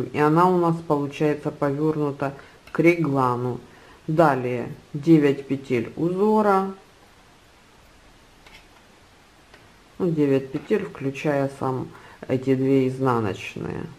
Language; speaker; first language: Russian; native; Russian